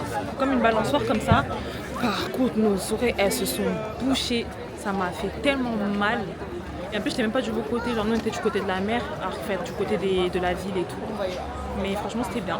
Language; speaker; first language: French; native; French